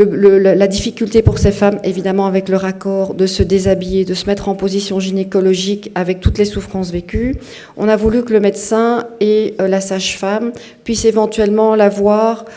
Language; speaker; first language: French; native; French